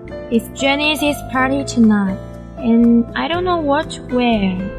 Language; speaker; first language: English; non-native, fluent; Chinese